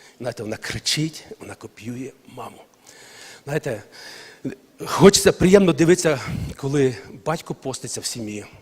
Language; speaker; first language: Ukrainian; non-native, local second language; Russian